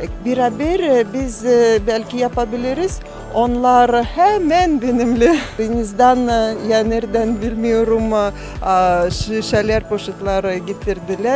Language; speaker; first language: Turkish; non-native, learner; Russian